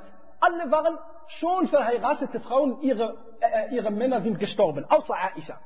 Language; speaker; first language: German; non-native, fluent; Arabic